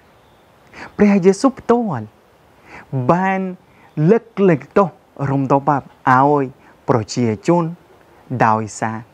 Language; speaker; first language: Khmer; non-native, fluent; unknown